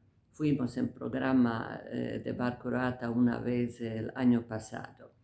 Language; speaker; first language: Spanish; non-native, fluent; Croatian